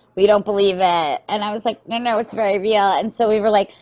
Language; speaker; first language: English; native; English